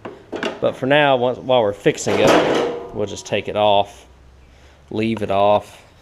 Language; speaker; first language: English; native; English